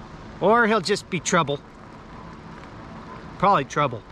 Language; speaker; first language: English; native; English